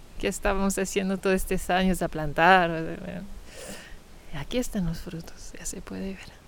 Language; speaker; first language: Spanish; non-native, fluent; French